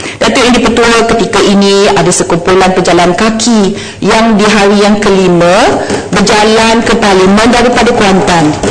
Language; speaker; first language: Malay; native; Malay